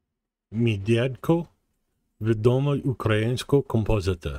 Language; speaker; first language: Ukrainian; non-native, learner; English